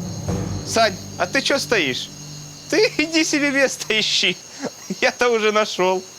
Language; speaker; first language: Russian; native; Russian